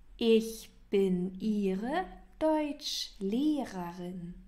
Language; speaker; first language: German; non-native, fluent; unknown